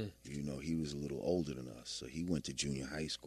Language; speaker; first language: English; native; English